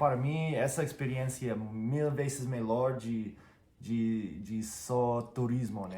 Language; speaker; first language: Portuguese; non-native, fluent; English